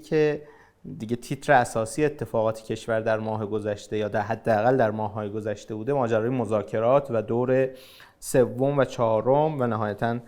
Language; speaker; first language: Persian; native; Persian